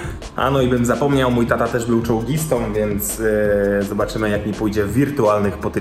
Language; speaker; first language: Polish; native; Polish